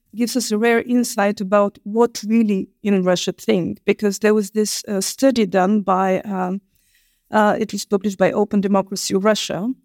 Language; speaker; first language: English; non-native, fluent; Bulgarian